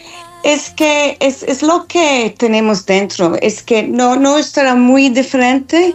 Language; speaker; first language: Spanish; non-native, fluent; English